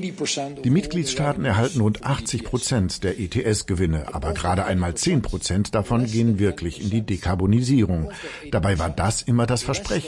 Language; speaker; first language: German; native; German